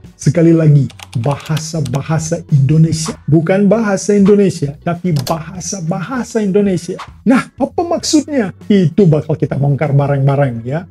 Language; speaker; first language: Indonesian; non-native, fluent; Russian